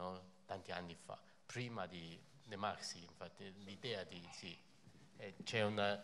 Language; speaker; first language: Italian; non-native, fluent; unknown